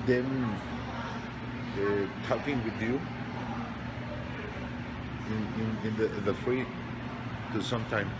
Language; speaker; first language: English; non-native, learner; Spanish